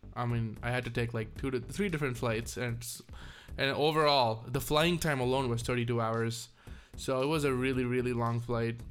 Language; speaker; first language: English; non-native, local second language; Tamil